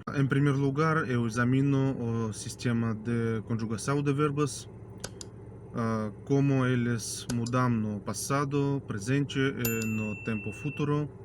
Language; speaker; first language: Portuguese; non-native, fluent; Russian